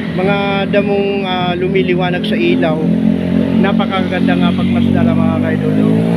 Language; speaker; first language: Filipino; non-native, local second language; Bikol